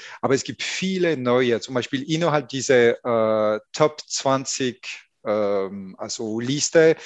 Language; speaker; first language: German; non-native, fluent; French